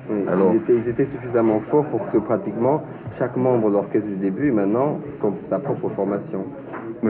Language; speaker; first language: French; native; French